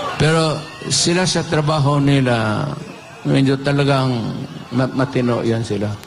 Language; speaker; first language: Filipino; non-native, local second language; Cebuano